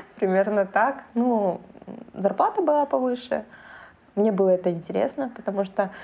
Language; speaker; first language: Russian; native; Russian